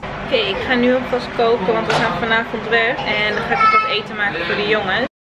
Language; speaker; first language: Dutch; native; Dutch